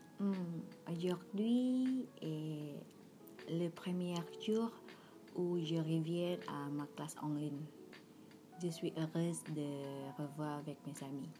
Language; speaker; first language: French; non-native, learner; Indonesian